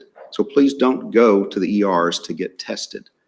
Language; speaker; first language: English; native; English